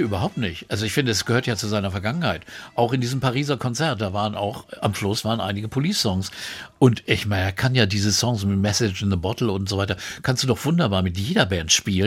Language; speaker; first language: German; native; German